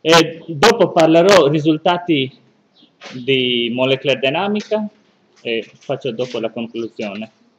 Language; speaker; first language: Italian; non-native, learner; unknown